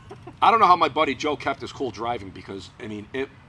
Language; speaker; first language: English; native; English